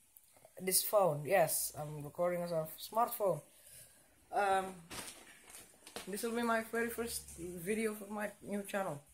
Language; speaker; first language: English; non-native, local second language; Indonesian